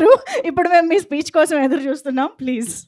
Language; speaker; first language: Telugu; native; Telugu